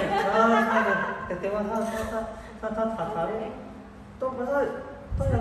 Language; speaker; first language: Thai; non-native, learner; Cantonese